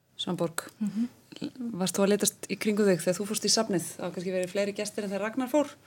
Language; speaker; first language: Icelandic; native; Icelandic